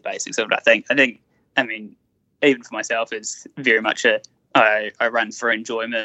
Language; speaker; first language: English; native; English